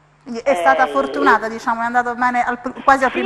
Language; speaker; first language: Italian; native; Italian